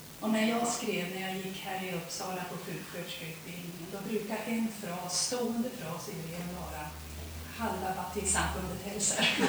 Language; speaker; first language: Swedish; early bilingual, heritage; Swedish